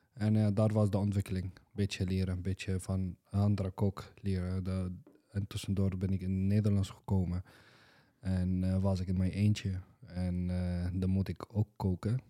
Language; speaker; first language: Dutch; non-native, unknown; Arabic